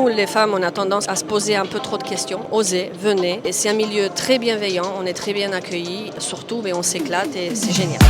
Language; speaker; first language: French; non-native, fluent; Romanian